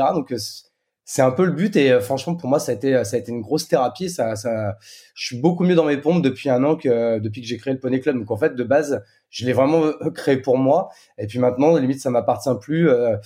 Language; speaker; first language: French; native; French